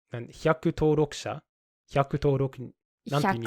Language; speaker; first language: Japanese; non-native, fluent; English